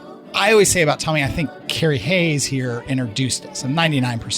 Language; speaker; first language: English; native; English